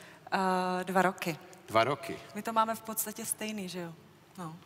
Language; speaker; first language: Czech; native; Czech